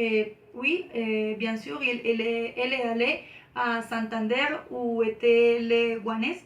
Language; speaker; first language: French; non-native, learner; Spanish